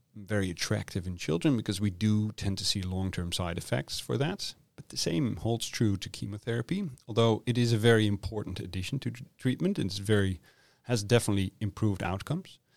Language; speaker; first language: English; non-native, fluent; Dutch